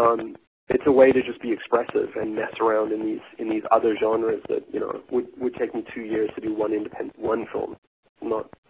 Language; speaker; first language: English; native; English